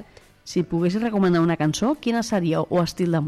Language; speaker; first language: Catalan; native; Catalan